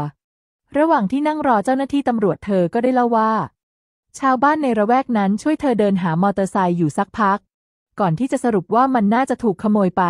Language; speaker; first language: Thai; native; Thai